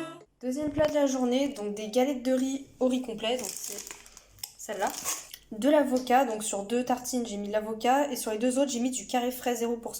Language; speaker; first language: French; native; French